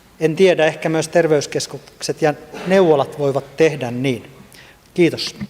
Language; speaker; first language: Finnish; native; Finnish